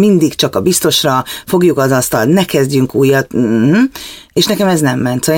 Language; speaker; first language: Hungarian; native; Hungarian